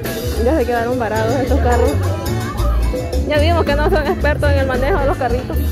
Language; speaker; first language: Spanish; native; Spanish